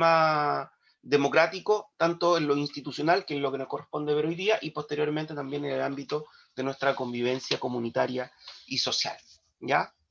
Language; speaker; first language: Spanish; native; Spanish